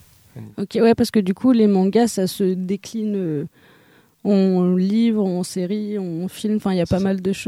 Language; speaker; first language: French; native; French